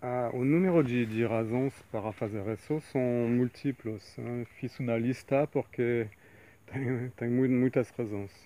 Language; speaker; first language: Portuguese; non-native, fluent; French